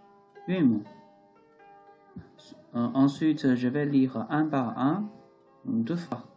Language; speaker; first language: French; non-native, learner; Chinese